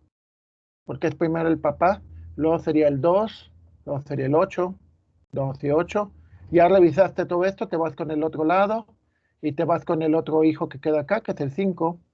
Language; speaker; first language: Spanish; native; Spanish